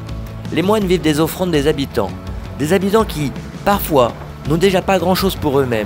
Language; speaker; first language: French; native; French